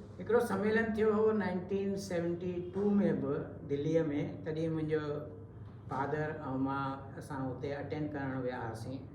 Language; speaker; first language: Sindhi; early bilingual, heritage; Sindhi